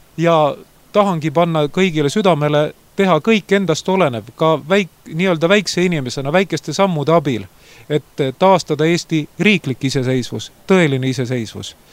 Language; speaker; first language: Estonian; native; Estonian